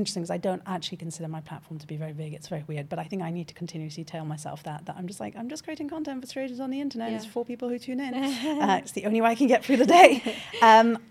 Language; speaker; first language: English; non-native, fluent; French